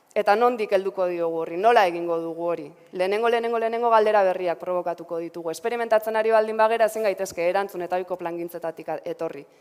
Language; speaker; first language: Basque; native; Basque